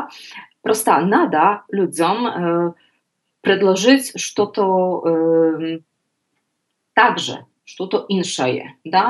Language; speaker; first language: Russian; non-native, learner; Polish